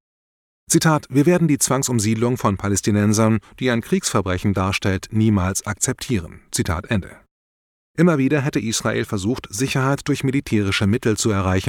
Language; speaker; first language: German; native; German